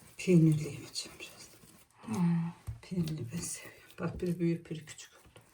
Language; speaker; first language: Turkish; early bilingual, heritage; Turkish